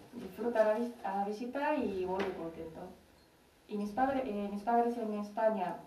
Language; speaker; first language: Spanish; non-native, fluent; Japanese